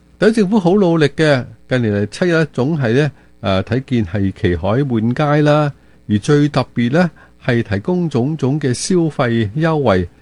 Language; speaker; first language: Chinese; non-native, local second language; Cantonese